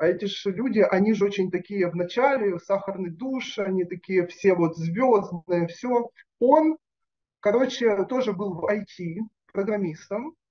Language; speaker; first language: Russian; native; Russian